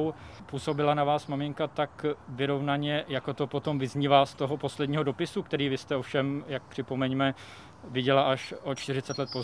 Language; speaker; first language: Czech; native; Czech